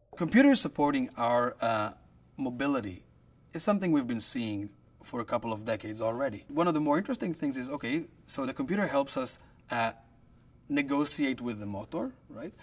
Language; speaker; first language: English; non-native, fluent; Hebrew